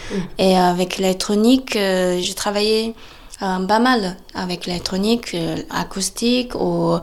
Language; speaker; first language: French; non-native, fluent; Chinese